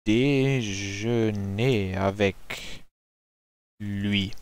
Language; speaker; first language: French; non-native, learner; German